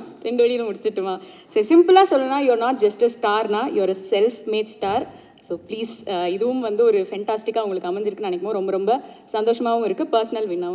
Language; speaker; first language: Tamil; native; Tamil